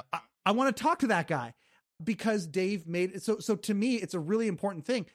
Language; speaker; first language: English; native; English